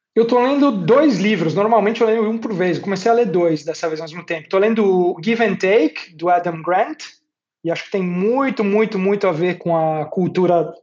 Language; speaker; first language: Portuguese; native; Portuguese